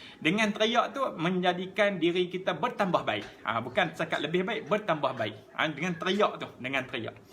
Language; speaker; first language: Malay; native; Malay